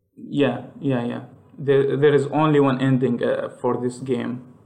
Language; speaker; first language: English; non-native, fluent; Arabic